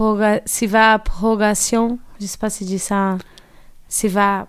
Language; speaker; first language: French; non-native, learner; Portuguese